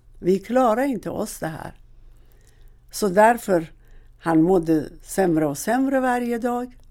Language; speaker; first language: Swedish; non-native, fluent; Persian